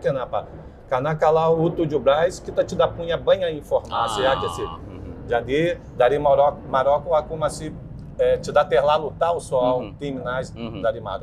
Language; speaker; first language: Indonesian; non-native, fluent; Portuguese